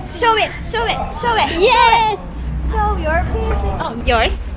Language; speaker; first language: English; non-native, learner; Turkish